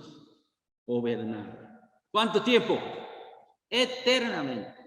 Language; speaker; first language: Spanish; non-native, learner; Korean